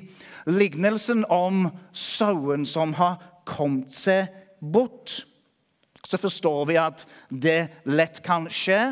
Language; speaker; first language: Norwegian; non-native, fluent; English